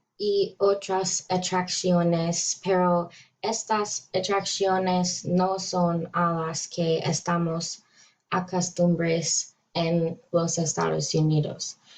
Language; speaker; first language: Spanish; non-native, learner; English